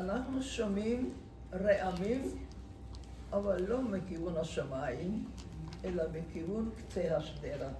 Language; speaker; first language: Hebrew; non-native, fluent; Hungarian